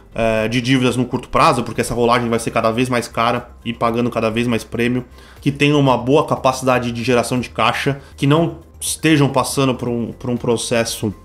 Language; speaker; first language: Portuguese; native; Portuguese